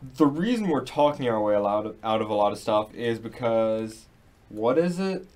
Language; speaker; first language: English; native; English